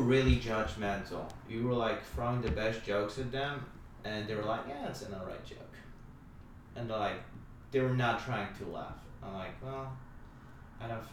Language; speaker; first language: English; non-native, fluent; Polish